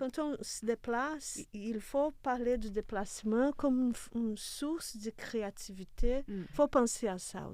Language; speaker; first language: French; non-native, fluent; Portuguese